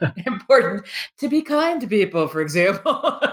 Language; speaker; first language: English; native; English